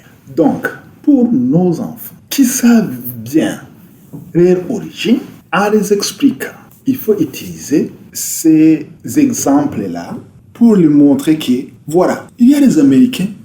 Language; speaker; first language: French; non-native, local second language; Rundi